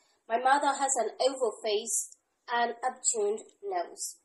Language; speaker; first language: English; non-native, fluent; Burmese